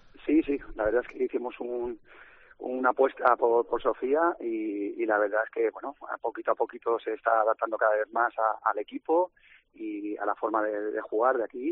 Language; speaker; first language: Spanish; native; Spanish